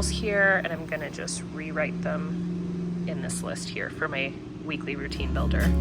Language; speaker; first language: English; native; English